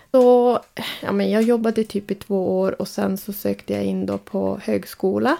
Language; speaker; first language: Swedish; native; Swedish